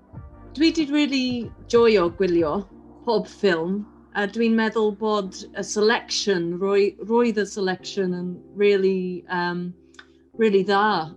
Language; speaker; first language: Welsh; non-native, learner; English